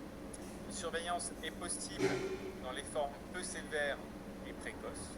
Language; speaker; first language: French; native; French